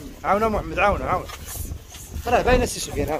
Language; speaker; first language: Arabic; native; Arabic